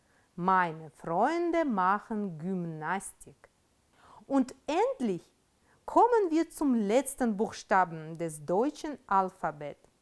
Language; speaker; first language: German; non-native, fluent; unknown